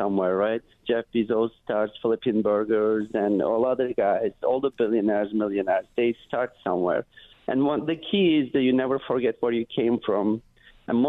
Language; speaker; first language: English; non-native, fluent; Turkish